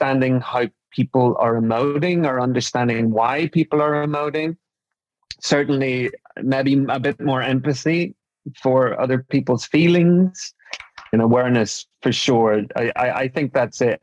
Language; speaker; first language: English; native; English